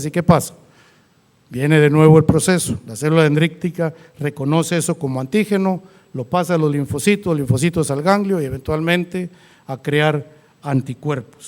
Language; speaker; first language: Spanish; native; Spanish